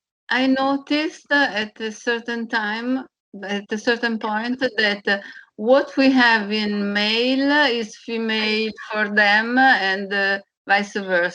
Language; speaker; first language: English; non-native, learner; Italian